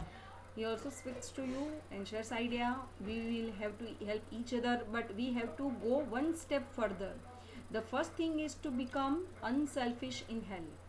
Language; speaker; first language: English; non-native, local second language; Gujarati